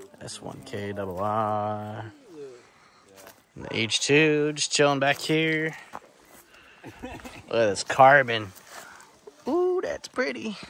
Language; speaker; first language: English; native; English